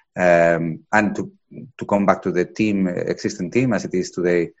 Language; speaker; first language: English; non-native, fluent; Spanish